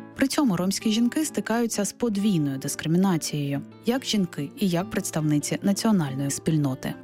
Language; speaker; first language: Ukrainian; native; Ukrainian